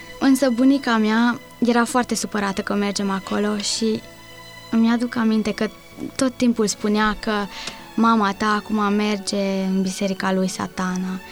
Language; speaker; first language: Romanian; non-native, local second language; Hungarian